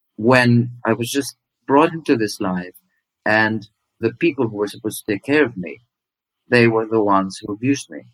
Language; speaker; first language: English; non-native, fluent; Greek